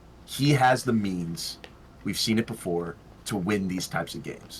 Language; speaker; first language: English; native; English